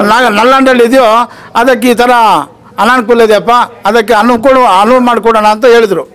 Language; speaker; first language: Kannada; native; Kannada